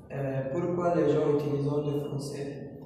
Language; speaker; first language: French; non-native, local second language; Arabic